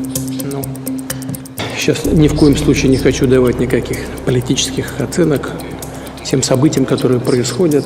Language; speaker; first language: Russian; native; Russian